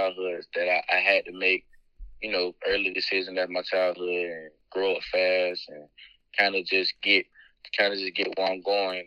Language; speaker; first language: English; native; English